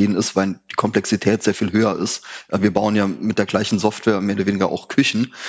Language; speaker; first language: German; native; German